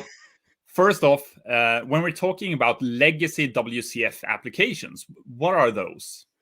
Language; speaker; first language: English; non-native, fluent; Swedish